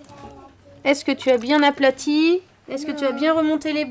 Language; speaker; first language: French; native; French